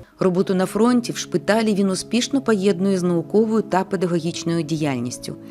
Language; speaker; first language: Ukrainian; native; Ukrainian